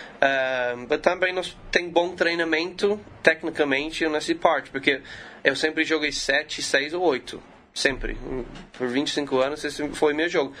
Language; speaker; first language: Portuguese; non-native, learner; English